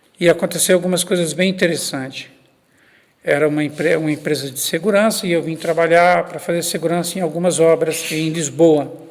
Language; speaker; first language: Portuguese; native; Portuguese